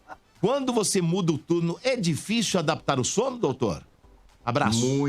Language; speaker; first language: Portuguese; native; Portuguese